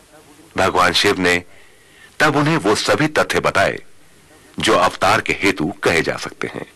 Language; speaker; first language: Hindi; native; Hindi